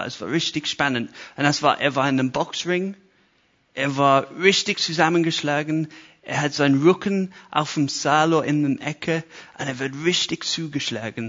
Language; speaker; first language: German; non-native, fluent; English